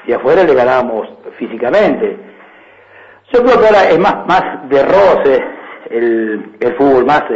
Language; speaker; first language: Spanish; native; Spanish